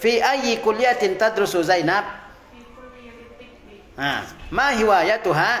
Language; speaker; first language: Arabic; non-native, fluent; Indonesian